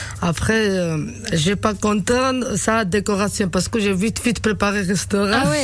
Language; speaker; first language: French; non-native, learner; Georgian